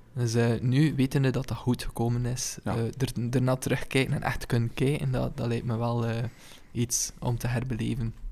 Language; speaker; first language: Dutch; native; Dutch